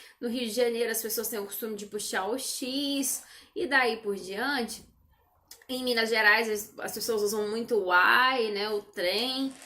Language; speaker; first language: Portuguese; native; Portuguese